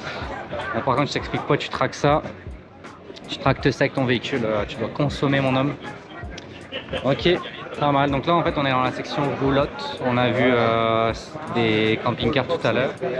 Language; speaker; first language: French; native; French